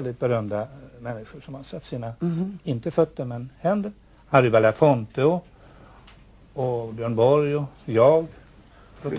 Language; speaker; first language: Swedish; native; Swedish